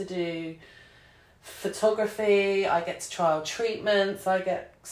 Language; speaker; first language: English; native; English